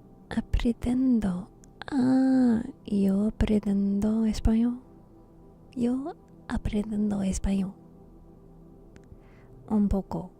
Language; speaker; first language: Spanish; non-native, learner; English